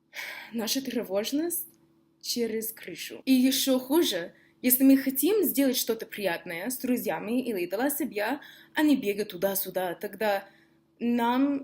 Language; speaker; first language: Russian; non-native, fluent; English